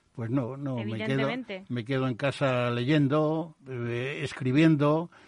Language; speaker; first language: Spanish; native; Spanish